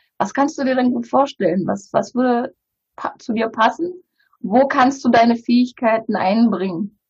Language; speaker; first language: German; early bilingual, other home language; Bulgarian